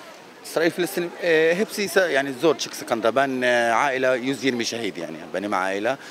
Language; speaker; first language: Turkish; non-native, learner; Arabic